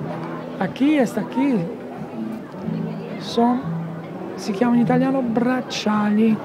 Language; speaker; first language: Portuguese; non-native, learner; Italian